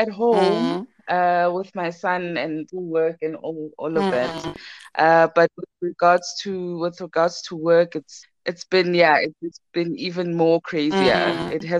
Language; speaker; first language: English; non-native, local second language; Zulu